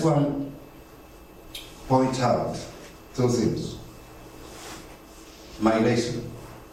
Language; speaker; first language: English; non-native, fluent; Spanish